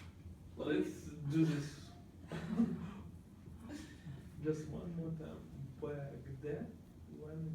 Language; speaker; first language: English; non-native, learner; Russian